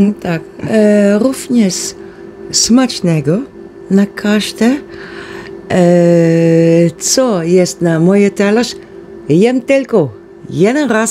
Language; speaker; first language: Polish; non-native, learner; Dutch